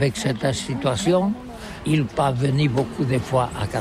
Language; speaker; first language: French; non-native, learner; Catalan